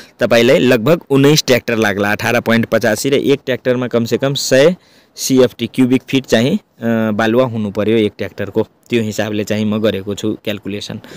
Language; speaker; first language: Nepali; native; Nepali